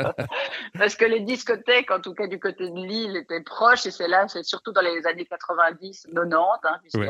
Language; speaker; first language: French; native; French